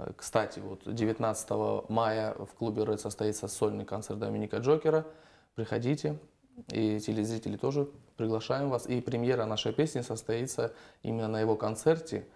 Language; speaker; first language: Russian; non-native, local second language; Armenian